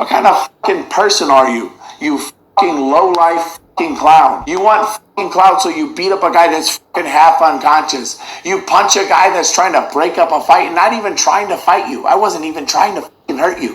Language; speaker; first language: English; native; English